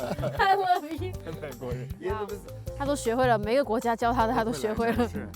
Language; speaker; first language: Chinese; native; Chinese